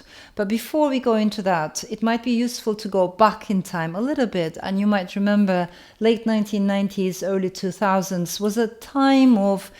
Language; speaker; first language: English; non-native, fluent; Turkish